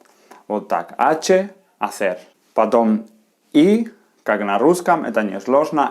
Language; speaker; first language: Russian; non-native, fluent; Spanish